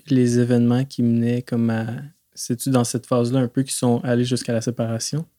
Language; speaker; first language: French; native; French